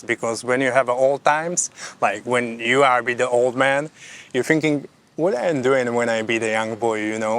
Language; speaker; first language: English; non-native, fluent; Slovak